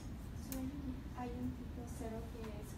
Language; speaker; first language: Spanish; early bilingual, heritage; Spanish